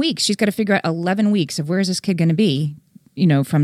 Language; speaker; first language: English; native; English